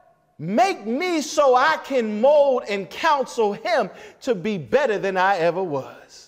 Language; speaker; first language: English; native; English